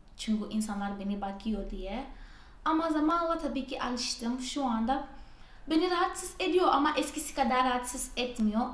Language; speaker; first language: Turkish; non-native, fluent; Portuguese